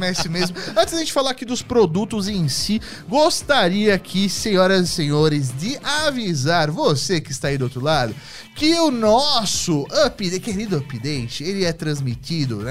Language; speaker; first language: Portuguese; native; Portuguese